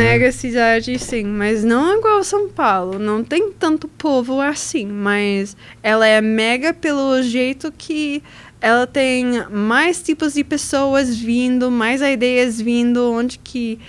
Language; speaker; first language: Portuguese; non-native, learner; English